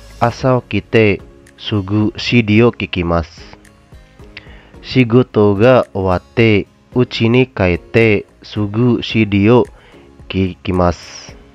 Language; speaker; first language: Japanese; non-native, fluent; Indonesian